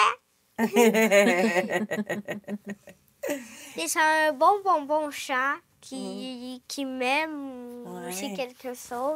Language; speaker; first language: French; early bilingual, other home language; Ukrainian